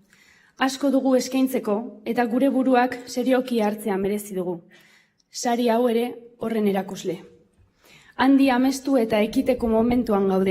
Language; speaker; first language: Basque; non-native, learner; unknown